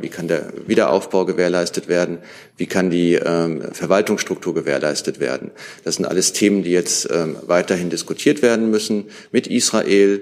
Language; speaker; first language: German; native; German